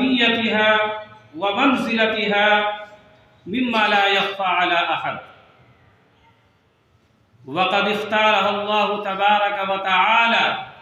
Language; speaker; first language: Arabic; non-native, fluent; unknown